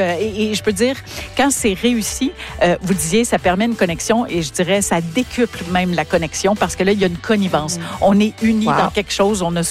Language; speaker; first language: French; native; French